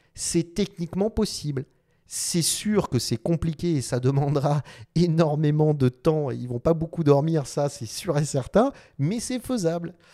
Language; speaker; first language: French; non-native, local second language; Arabic